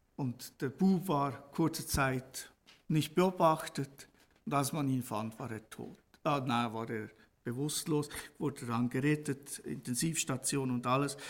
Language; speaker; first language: German; native; German